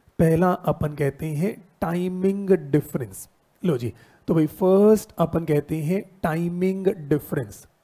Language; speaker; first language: Hindi; native; Hindi